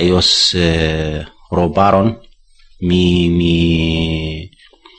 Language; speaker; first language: Spanish; non-native, learner; Arabic